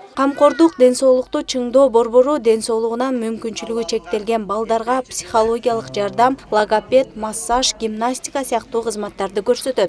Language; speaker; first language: Kyrgyz; native; Kyrgyz